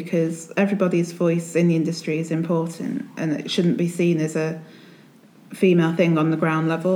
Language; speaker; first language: English; native; English